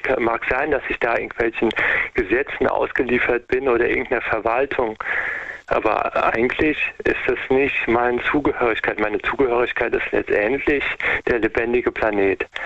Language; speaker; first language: German; native; German